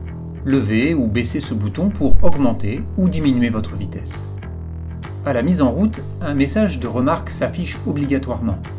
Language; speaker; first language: French; native; French